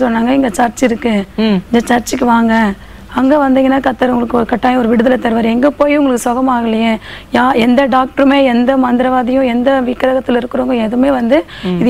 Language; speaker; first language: Tamil; native; Tamil